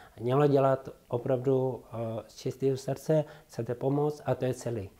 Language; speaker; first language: Czech; non-native, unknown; Tibetan